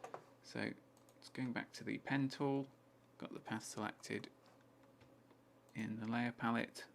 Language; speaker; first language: English; native; English